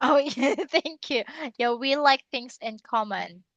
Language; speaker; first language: English; non-native, local second language; Filipino